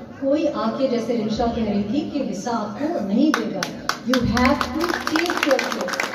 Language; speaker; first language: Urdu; non-native, local second language; Pashto